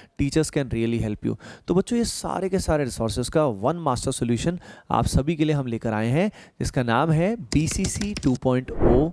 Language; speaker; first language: Hindi; native; Hindi